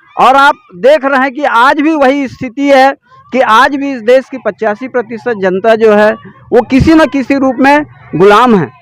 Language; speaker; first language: Hindi; native; Hindi